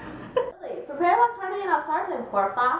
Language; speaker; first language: Spanish; non-native, learner; English